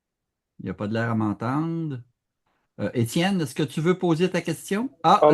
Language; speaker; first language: French; native; French